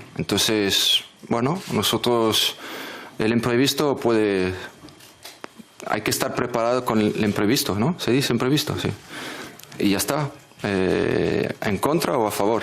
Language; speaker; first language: Spanish; non-native, fluent; French